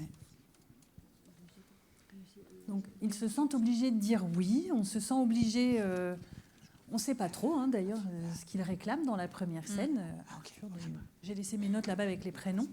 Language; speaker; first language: French; native; French